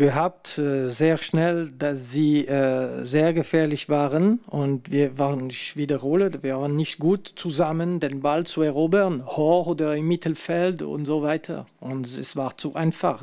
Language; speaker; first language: German; non-native, fluent; French